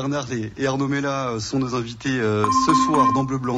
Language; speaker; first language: French; native; French